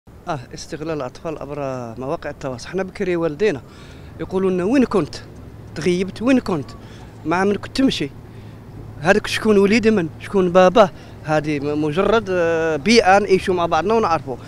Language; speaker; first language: Arabic; native; Arabic